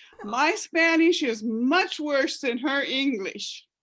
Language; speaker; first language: English; native; English